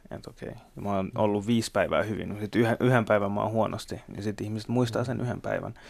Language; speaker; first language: Finnish; early bilingual, other home language; Bangla